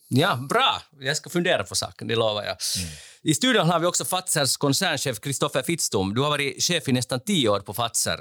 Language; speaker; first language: Swedish; native; Swedish